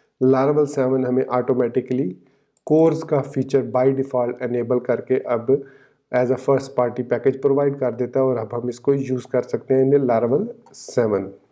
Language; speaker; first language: Urdu; native; Urdu